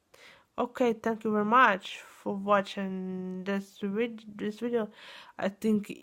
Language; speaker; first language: English; non-native, learner; Russian